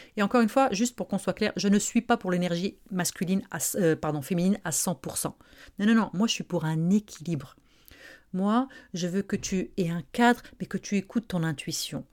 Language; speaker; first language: French; non-native, local second language; Arabic